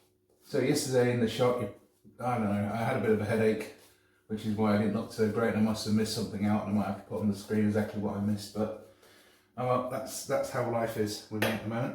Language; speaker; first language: English; native; English